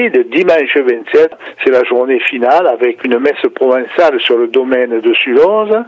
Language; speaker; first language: French; native; French